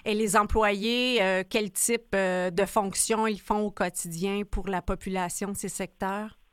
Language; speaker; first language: French; native; French